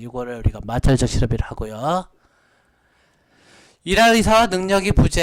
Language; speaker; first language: Korean; native; Korean